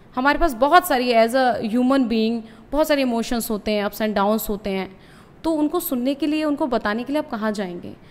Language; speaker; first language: Hindi; native; Hindi